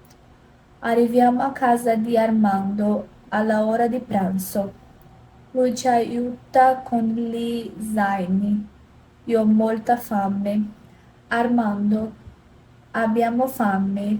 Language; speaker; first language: Italian; non-native, learner; Portuguese